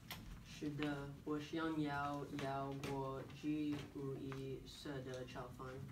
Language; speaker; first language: Chinese; non-native, learner; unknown